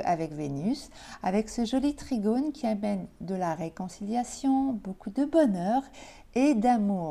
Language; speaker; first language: French; native; French